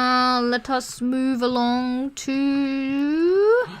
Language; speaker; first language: English; native; English